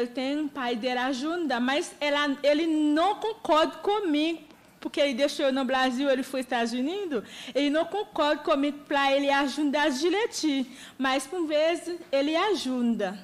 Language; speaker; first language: Portuguese; non-native, learner; Haitian Creole